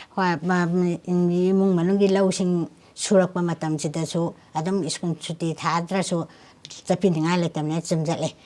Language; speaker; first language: Manipuri; native; Manipuri